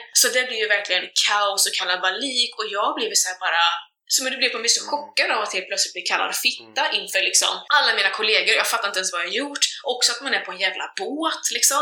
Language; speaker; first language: Swedish; native; Swedish